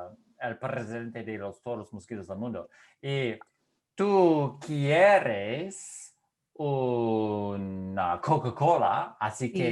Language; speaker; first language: Spanish; non-native, fluent; English